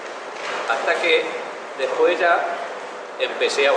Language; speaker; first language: Spanish; native; Spanish